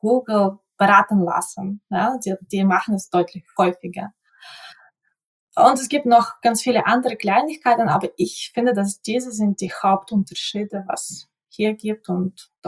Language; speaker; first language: German; non-native, fluent; Ukrainian